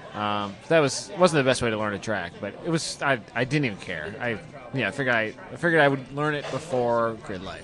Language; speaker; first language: English; native; English